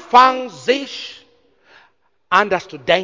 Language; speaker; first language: German; non-native, learner; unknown